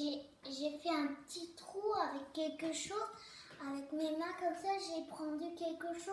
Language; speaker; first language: French; early bilingual, other home language; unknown